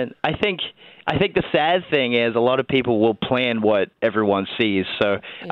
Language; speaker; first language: English; native; English